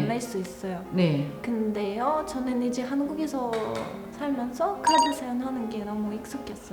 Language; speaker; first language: Korean; non-native, fluent; Russian